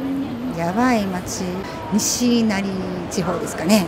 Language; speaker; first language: Japanese; native; Japanese